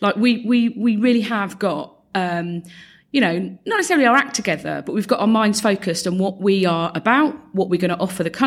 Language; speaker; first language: English; native; English